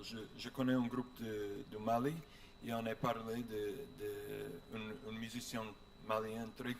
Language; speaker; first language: French; non-native, learner; English